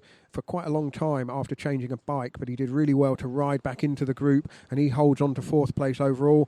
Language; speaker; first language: English; native; English